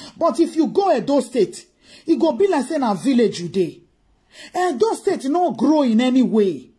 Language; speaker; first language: English; non-native, local second language; Bini